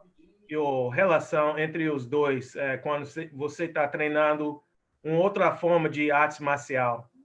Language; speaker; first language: Portuguese; non-native, fluent; English